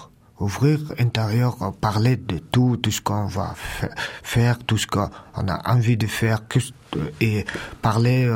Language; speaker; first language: French; non-native, learner; Mongolian